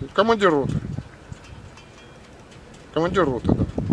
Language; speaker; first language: Russian; native; Russian